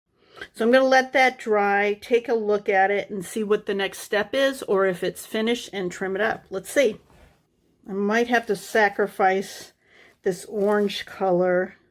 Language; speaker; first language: English; native; English